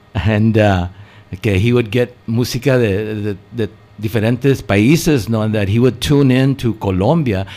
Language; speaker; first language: English; early bilingual, other home language; Spanish